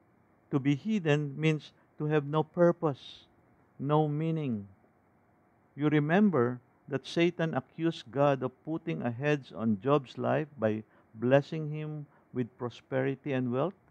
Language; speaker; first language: English; non-native, local second language; Filipino